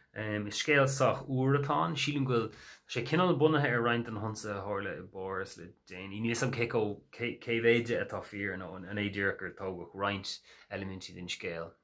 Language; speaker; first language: Irish; non-native, local second language; English